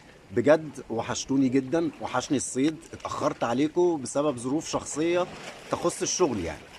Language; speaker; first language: Arabic; native; Arabic